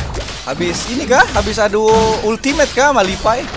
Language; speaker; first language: Indonesian; native; Indonesian